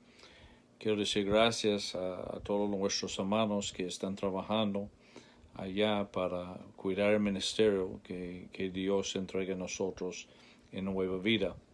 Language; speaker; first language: Spanish; non-native, learner; English